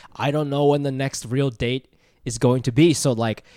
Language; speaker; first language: English; native; English